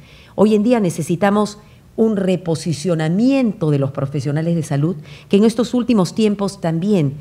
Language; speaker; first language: Spanish; native; Spanish